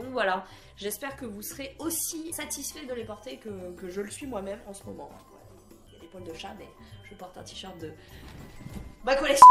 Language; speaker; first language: French; native; French